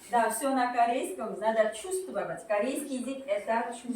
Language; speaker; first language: Russian; non-native, fluent; Korean